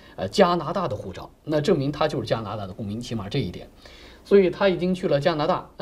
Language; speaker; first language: Chinese; native; Chinese